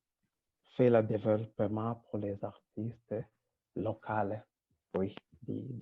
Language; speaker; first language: French; non-native, local second language; Rundi